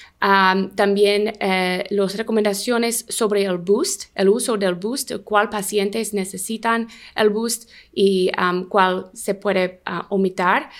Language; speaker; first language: Spanish; non-native, learner; English